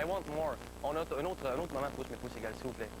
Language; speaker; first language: French; native; French